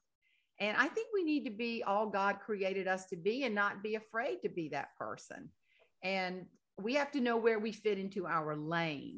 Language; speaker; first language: English; native; English